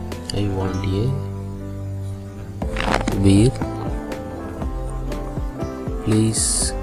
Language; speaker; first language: English; non-native, local second language; Telugu